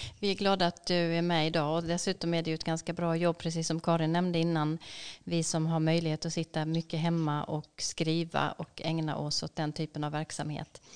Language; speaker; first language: Swedish; native; Swedish